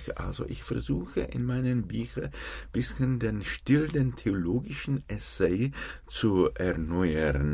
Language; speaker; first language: German; non-native, fluent; Czech